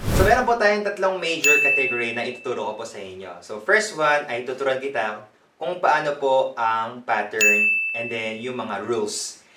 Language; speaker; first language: Filipino; non-native, fluent; Korean